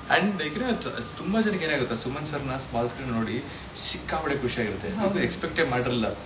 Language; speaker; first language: Kannada; native; Kannada